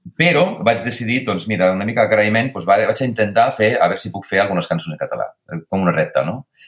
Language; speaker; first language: Catalan; non-native, fluent; Icelandic